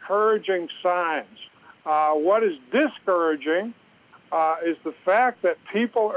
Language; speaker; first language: English; native; English